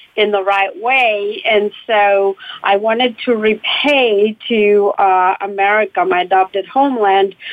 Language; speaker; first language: English; non-native, fluent; Russian